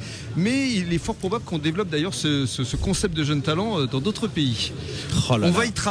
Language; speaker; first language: French; native; French